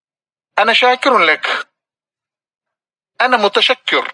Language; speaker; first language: Arabic; non-native, fluent; Malayalam